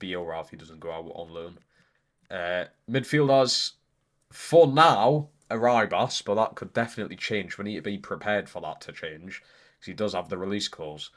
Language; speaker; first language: English; native; English